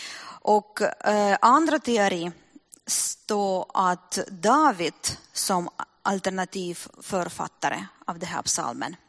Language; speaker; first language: Swedish; non-native, fluent; Russian